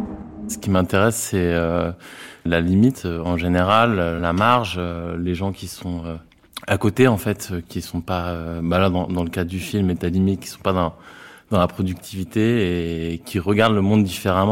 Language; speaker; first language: French; native; French